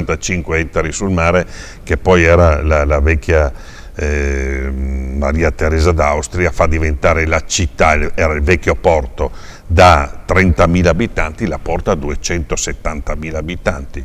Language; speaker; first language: Italian; native; Italian